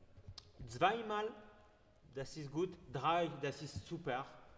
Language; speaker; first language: German; non-native, learner; French